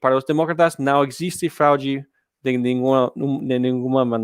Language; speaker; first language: Portuguese; non-native, learner; English